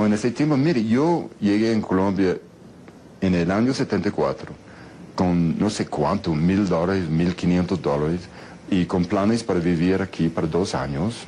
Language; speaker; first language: Spanish; non-native, fluent; English